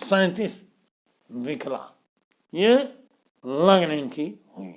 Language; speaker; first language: Hindi; native; Hindi